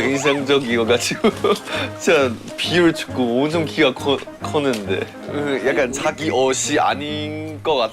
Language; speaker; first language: Korean; non-native, fluent; Japanese